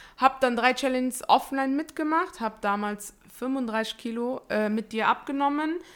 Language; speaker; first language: German; early bilingual, other home language; Italian